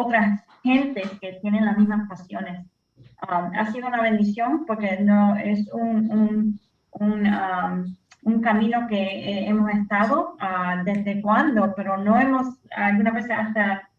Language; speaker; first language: Spanish; early bilingual, heritage; Spanish